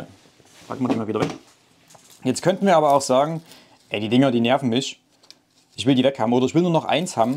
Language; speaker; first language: German; native; German